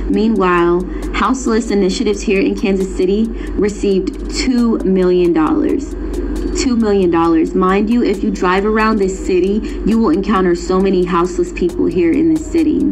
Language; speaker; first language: English; native; English